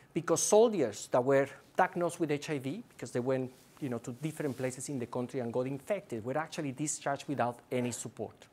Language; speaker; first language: English; non-native, fluent; Spanish